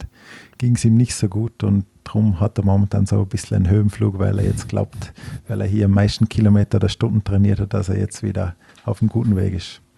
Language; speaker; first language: German; native; German